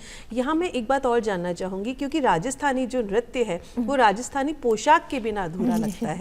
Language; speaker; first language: Hindi; native; Hindi